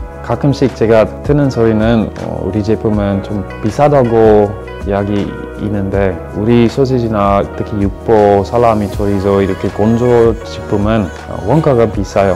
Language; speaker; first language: Korean; non-native, fluent; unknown